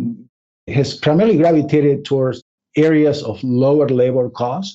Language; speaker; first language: English; non-native, fluent; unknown